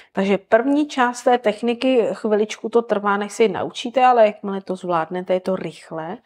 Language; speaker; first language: Czech; native; Czech